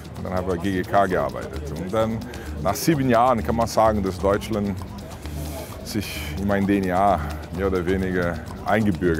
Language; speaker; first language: German; non-native, fluent; Portuguese